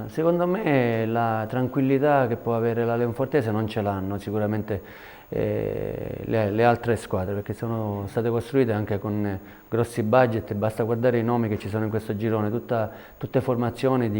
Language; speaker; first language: Italian; native; Italian